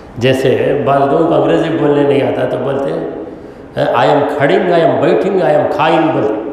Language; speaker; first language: Urdu; native; Urdu